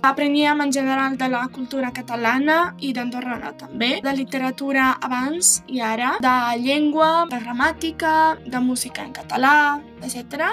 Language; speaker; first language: Catalan; non-native, fluent; Serbian